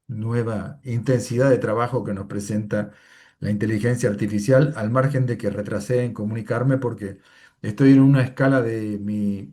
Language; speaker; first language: Spanish; native; Spanish